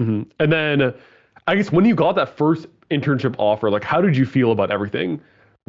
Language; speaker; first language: English; native; English